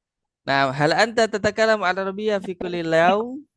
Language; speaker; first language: Arabic; non-native, fluent; Indonesian